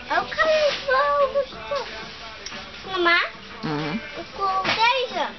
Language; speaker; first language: Dutch; early bilingual, other home language; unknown